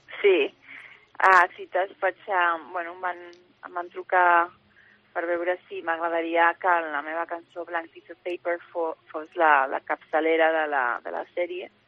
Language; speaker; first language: Catalan; early bilingual, heritage; English